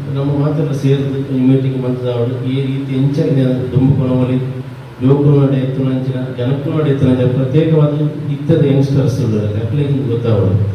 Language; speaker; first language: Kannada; non-native, local second language; Tulu